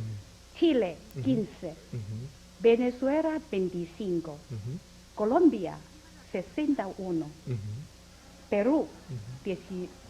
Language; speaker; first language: Spanish; non-native, learner; Chinese